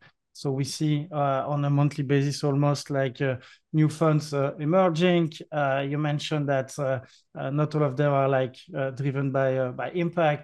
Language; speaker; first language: English; non-native, fluent; French